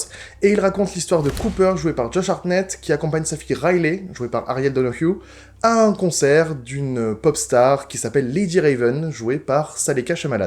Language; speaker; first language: French; native; French